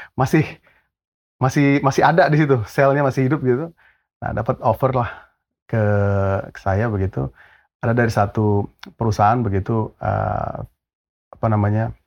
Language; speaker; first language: Indonesian; native; Indonesian